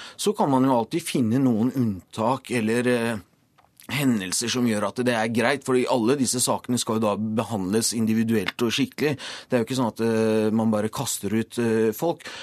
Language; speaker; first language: Norwegian; early bilingual, other home language; Persian